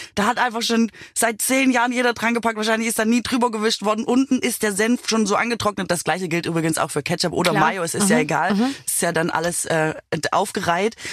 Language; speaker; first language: German; native; German